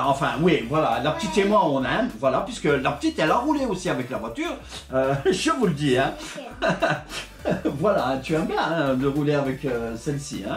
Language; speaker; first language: French; native; French